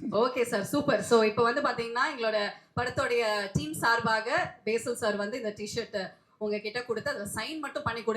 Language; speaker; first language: Tamil; native; Tamil